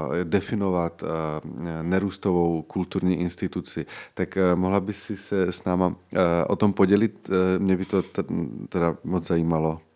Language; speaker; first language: Czech; native; Czech